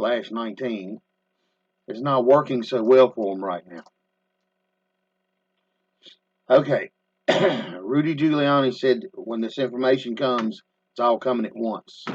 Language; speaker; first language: English; native; English